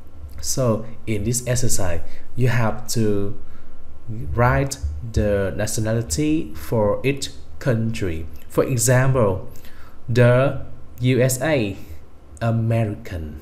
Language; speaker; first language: English; non-native, fluent; Vietnamese